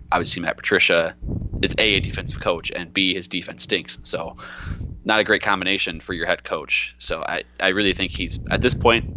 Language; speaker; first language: English; native; English